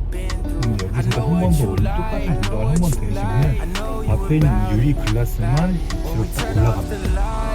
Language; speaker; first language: Korean; native; Korean